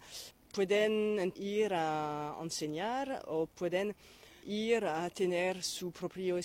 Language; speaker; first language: Spanish; non-native, fluent; French